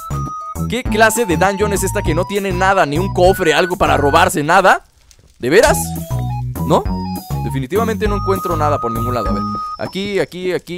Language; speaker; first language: Spanish; native; Spanish